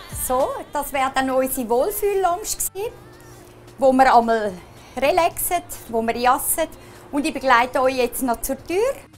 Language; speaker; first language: German; native; German